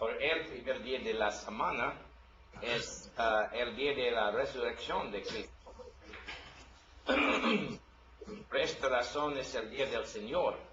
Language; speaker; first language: Spanish; non-native, learner; English